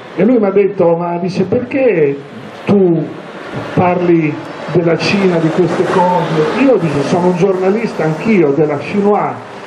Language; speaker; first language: Italian; native; Italian